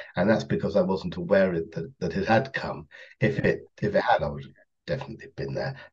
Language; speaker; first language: English; native; English